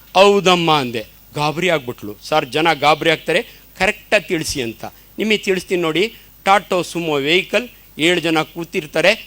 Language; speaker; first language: Kannada; native; Kannada